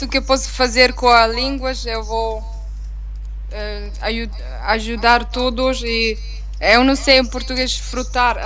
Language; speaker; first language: Portuguese; non-native, learner; Italian